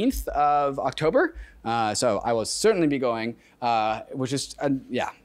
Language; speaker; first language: English; native; English